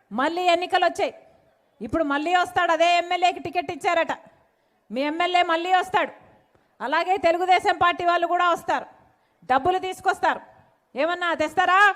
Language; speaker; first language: Telugu; native; Telugu